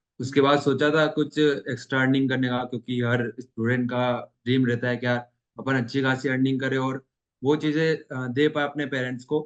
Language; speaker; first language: Hindi; native; Hindi